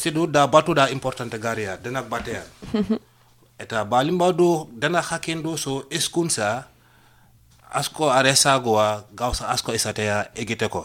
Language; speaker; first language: Basque; non-native, learner; Wolof